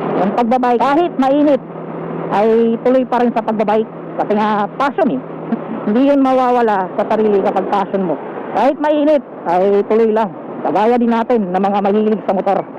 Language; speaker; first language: Filipino; non-native, local second language; Cebuano